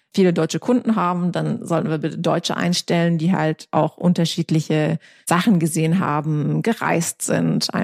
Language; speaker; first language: German; non-native, fluent; English